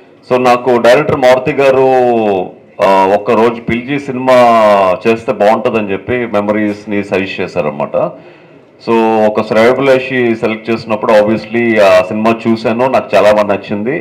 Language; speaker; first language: Telugu; native; Telugu